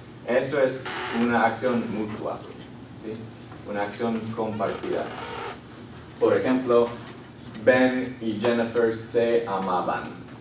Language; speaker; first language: Spanish; non-native, fluent; English